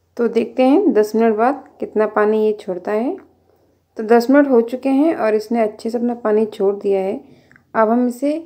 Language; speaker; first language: Hindi; native; Hindi